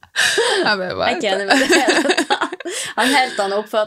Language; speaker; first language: Norwegian; native; Norwegian